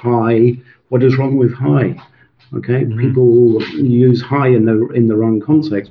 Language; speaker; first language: English; non-native, local second language; Swedish